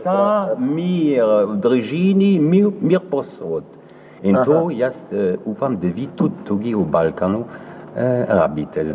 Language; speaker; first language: Slovenian; early bilingual, heritage; French